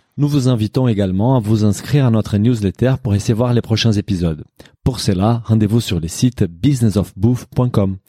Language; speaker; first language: French; non-native, fluent; Portuguese